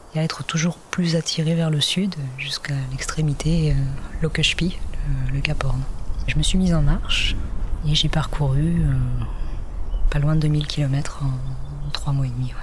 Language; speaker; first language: French; native; French